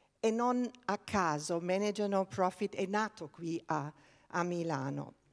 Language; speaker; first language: Italian; non-native, fluent; German